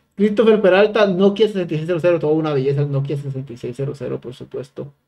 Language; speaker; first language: Spanish; native; Spanish